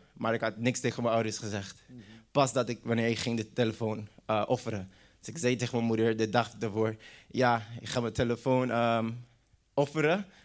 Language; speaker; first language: Dutch; non-native, local second language; English